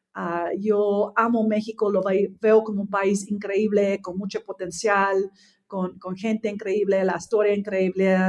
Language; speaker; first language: Spanish; non-native, fluent; English